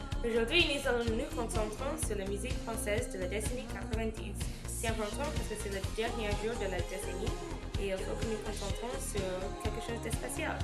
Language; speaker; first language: French; non-native, learner; English